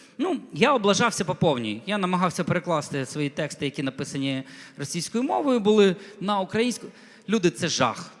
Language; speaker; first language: Ukrainian; non-native, local second language; Russian